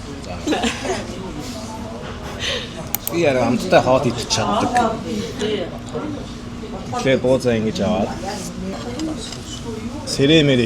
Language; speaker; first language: Mongolian; non-native, fluent; Korean